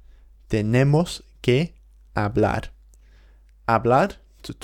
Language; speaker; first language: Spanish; non-native, fluent; English